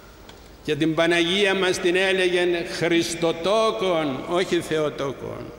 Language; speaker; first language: Greek; native; Greek